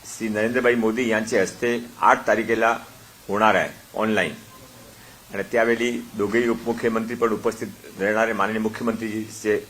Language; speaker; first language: Marathi; non-native, local second language; Hindi